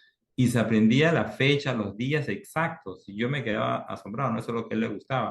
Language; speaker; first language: Spanish; native; Spanish